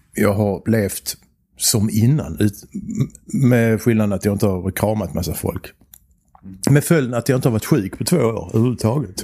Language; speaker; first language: Swedish; native; Swedish